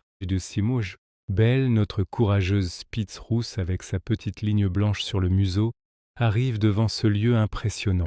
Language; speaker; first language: French; native; French